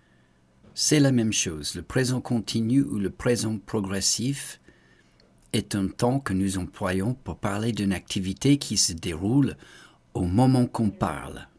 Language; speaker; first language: French; non-native, fluent; English